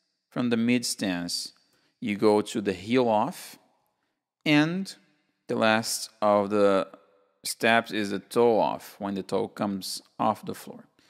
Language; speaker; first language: English; non-native, fluent; Portuguese